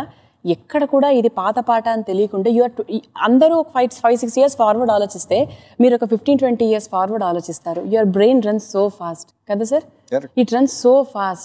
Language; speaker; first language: Telugu; native; Telugu